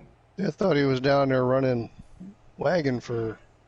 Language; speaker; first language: English; native; English